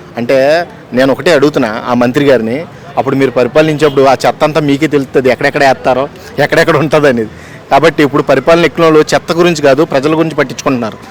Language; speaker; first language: Telugu; native; Telugu